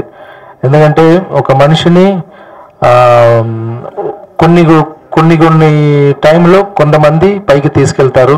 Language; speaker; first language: Telugu; non-native, fluent; Tamil